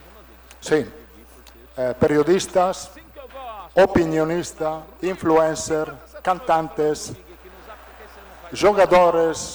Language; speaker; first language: Portuguese; non-native, learner; Italian